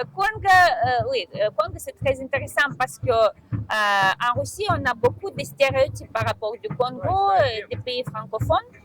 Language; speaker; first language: French; non-native, fluent; Russian